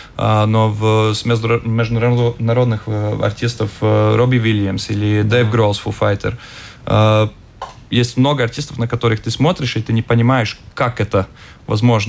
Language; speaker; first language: Russian; non-native, local second language; Latvian